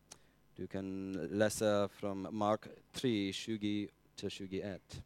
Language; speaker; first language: Swedish; non-native, fluent; English